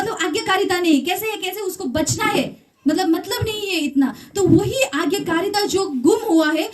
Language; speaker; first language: Hindi; non-native, local second language; Nepali